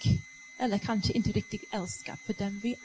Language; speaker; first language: Swedish; non-native, fluent; English